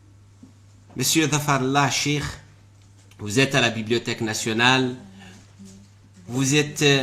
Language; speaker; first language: French; non-native, local second language; Arabic